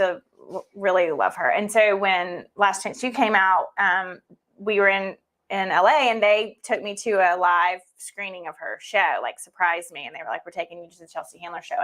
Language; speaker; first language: English; native; English